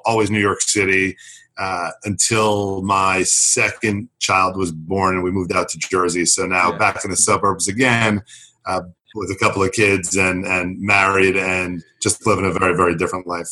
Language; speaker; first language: English; native; English